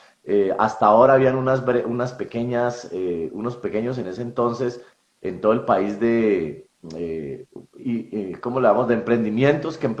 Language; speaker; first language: Spanish; native; Spanish